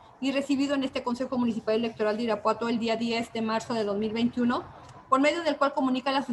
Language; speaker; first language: Spanish; native; Spanish